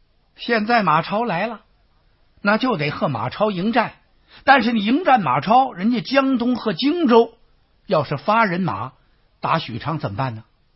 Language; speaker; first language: Chinese; native; Chinese